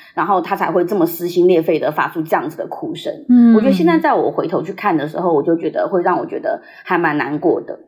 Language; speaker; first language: Chinese; early bilingual, heritage; Chinese